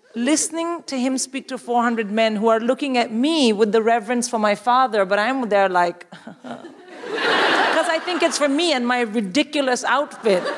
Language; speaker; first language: English; non-native, local second language; Hindi